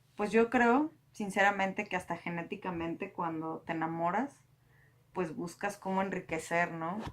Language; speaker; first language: Spanish; native; Spanish